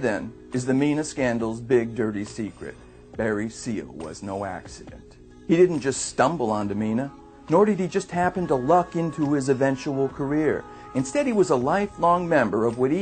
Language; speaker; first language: English; native; English